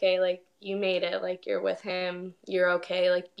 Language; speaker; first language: English; native; English